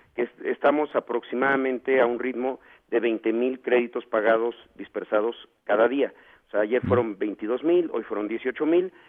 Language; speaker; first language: Spanish; native; Spanish